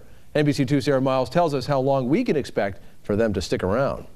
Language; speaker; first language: English; native; English